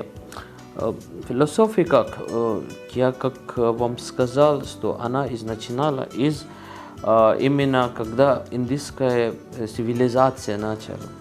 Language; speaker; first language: Russian; non-native, learner; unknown